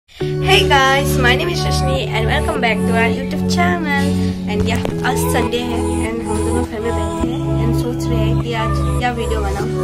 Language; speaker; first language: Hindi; non-native, local second language; Assamese